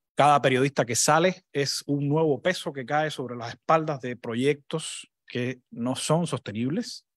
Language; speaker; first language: Spanish; native; Spanish